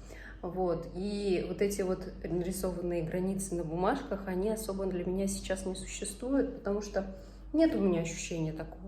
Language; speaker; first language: Russian; native; Russian